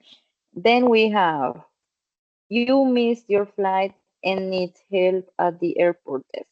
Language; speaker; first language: English; non-native, fluent; Spanish